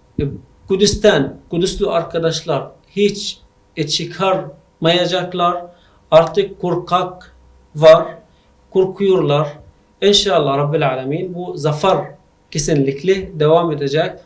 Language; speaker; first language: Turkish; non-native, learner; Arabic